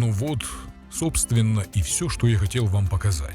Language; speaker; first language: Russian; native; Russian